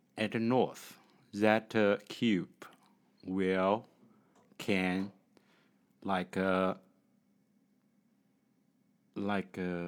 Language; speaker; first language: English; non-native, learner; Chinese